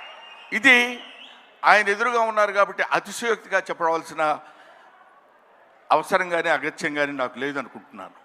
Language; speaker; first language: Telugu; native; Telugu